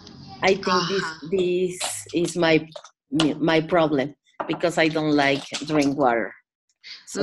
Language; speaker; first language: English; non-native, learner; Spanish